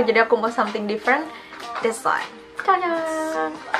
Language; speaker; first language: English; non-native, fluent; Indonesian